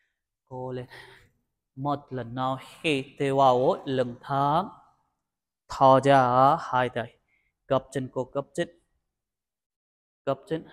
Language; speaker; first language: Vietnamese; non-native, learner; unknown